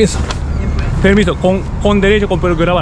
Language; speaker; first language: Spanish; non-native, learner; Japanese